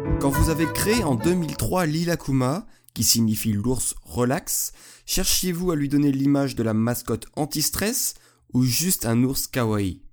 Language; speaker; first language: French; native; French